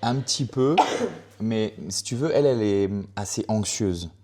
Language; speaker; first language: French; native; French